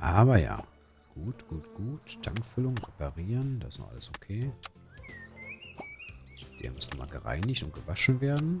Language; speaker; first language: German; native; German